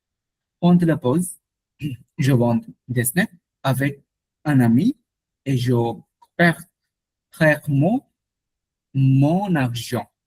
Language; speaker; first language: French; non-native, learner; Bangla